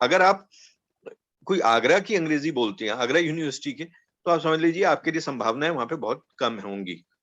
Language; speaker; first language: Hindi; non-native, local second language; Punjabi